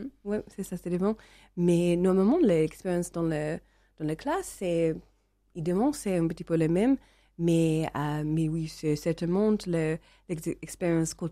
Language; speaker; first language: French; non-native, learner; English